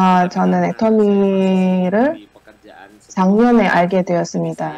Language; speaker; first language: Korean; non-native, learner; Indonesian